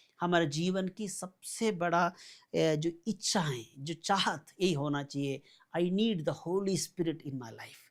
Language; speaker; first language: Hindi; non-native, local second language; Malayalam